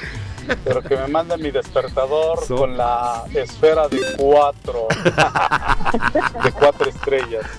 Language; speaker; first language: Spanish; native; Spanish